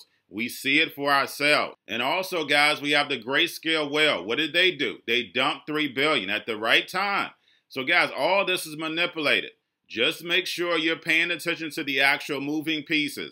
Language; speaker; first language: English; native; English